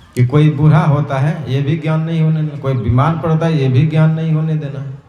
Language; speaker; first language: Hindi; native; Hindi